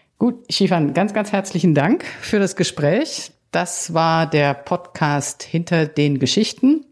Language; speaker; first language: German; native; German